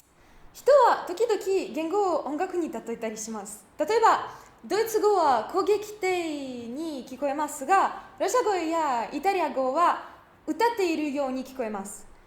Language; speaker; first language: Japanese; non-native, learner; Russian